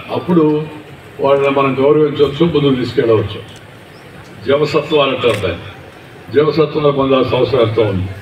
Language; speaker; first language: Telugu; native; Telugu